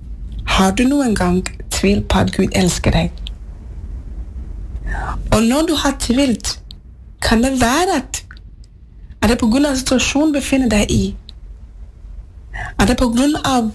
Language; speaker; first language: Norwegian; non-native, fluent; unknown